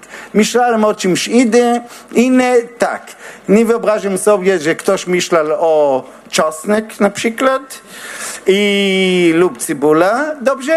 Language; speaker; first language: Polish; non-native, learner; Hebrew